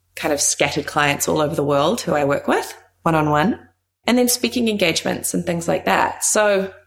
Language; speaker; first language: English; native; English